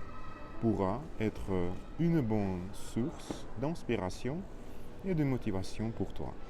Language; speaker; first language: French; non-native, learner; Russian